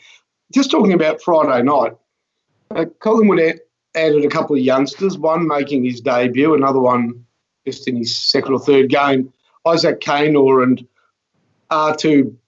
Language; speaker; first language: English; native; English